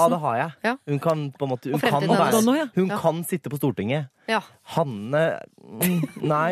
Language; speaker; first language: Norwegian; native; Norwegian